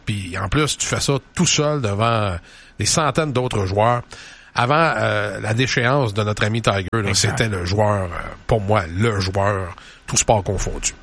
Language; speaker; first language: French; native; French